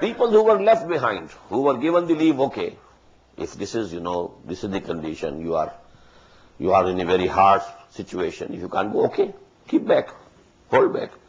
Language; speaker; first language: English; non-native, local second language; Urdu